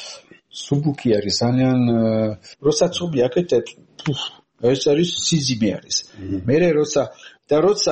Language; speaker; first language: Georgian; non-native, learner; French